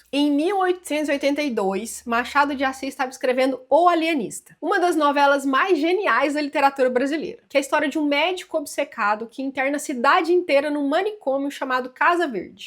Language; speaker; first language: Portuguese; native; Portuguese